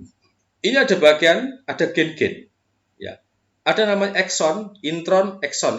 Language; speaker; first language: Indonesian; native; Indonesian